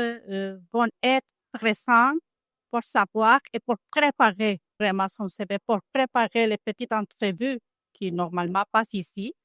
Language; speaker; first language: French; non-native, fluent; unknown